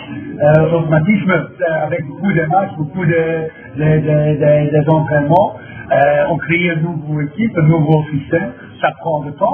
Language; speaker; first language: French; non-native, fluent; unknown